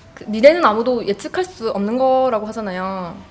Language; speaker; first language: Korean; native; Korean